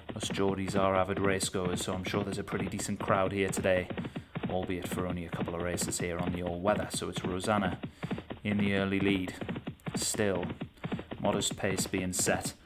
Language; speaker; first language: English; native; English